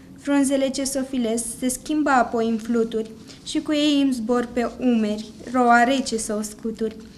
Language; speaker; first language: Romanian; native; Romanian